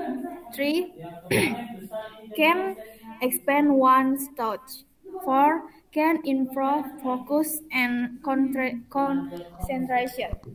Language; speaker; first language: English; non-native, learner; Indonesian